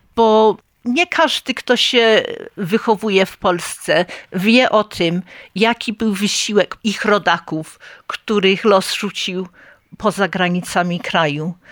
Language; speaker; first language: Polish; early bilingual, heritage; Polish